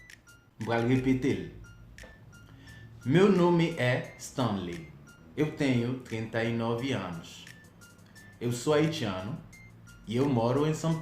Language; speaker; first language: Portuguese; non-native, fluent; Haitian Creole